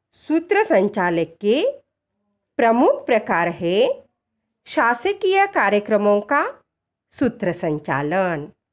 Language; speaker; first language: Hindi; non-native, local second language; Marathi